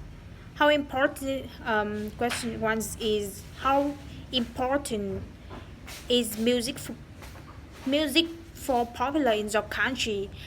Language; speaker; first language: English; non-native, learner; Vietnamese